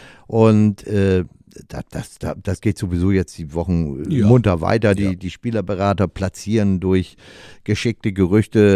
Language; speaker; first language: German; native; German